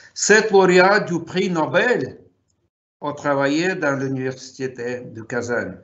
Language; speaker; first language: French; non-native, fluent; Russian